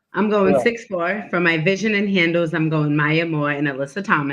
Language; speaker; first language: English; native; English